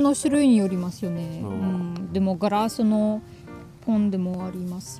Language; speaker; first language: Japanese; non-native, learner; German